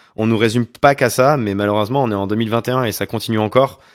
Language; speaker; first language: French; native; French